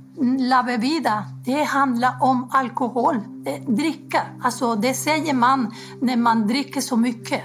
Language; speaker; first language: Swedish; non-native, fluent; Spanish